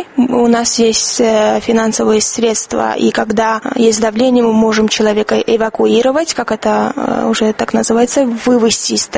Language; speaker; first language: Russian; non-native, fluent; Georgian